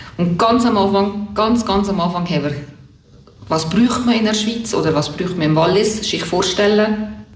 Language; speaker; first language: German; native; German